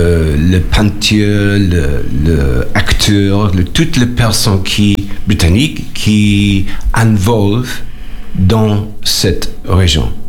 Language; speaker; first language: French; non-native, learner; English